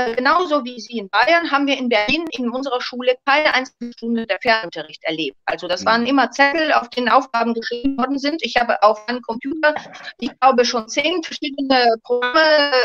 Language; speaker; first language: German; non-native, fluent; Russian